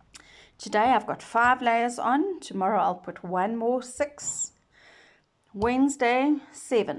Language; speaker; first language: English; native; English